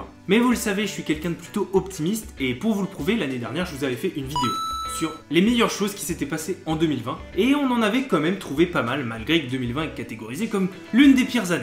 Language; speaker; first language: French; native; French